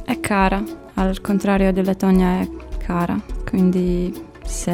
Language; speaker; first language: Italian; non-native, learner; Latvian